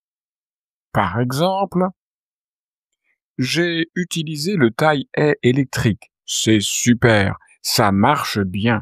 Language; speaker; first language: French; native; French